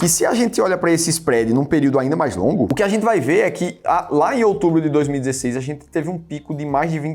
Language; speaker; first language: Portuguese; native; Portuguese